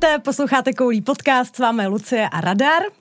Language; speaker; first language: Czech; native; Czech